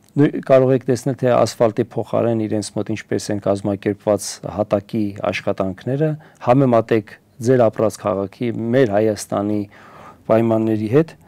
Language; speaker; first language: Armenian; early bilingual, heritage; Armenian